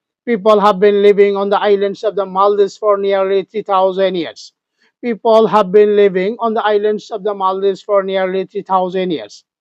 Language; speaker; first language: English; non-native, local second language; Bangla